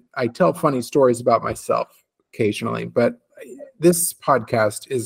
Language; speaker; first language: English; native; English